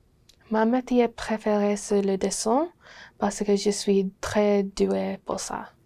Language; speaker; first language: French; non-native, learner; English